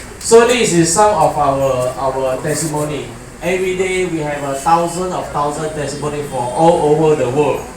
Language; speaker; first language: English; non-native, learner; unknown